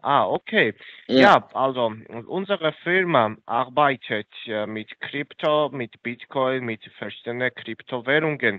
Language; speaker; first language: German; non-native, fluent; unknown